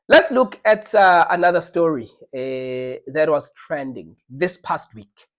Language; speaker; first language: English; non-native, local second language; Zulu